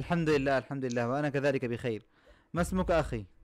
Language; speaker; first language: Arabic; non-native, fluent; Bangla